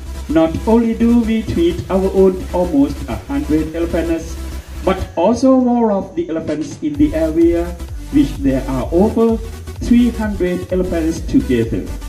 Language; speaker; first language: English; non-native, fluent; Thai